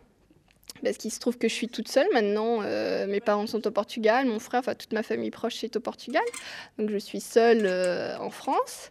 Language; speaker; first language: French; early bilingual, other home language; Portuguese